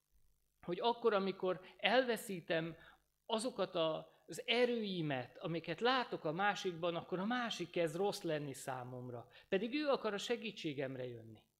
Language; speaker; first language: Hungarian; native; Hungarian